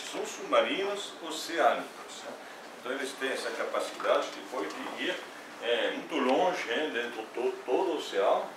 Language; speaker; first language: Portuguese; non-native, fluent; French